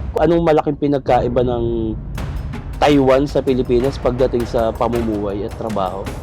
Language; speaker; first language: Filipino; native; Filipino